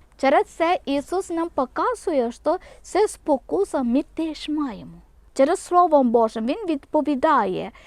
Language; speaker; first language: Ukrainian; non-native, local second language; Malayalam